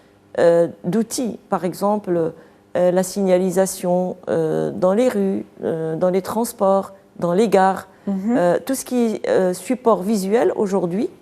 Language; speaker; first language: French; non-native, local second language; Arabic